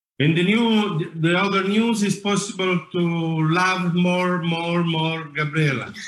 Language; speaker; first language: English; non-native, learner; Italian